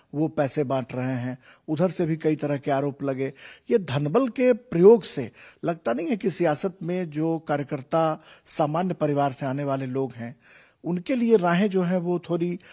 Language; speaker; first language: Hindi; native; Hindi